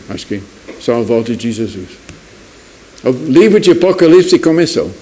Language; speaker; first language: Portuguese; non-native, fluent; English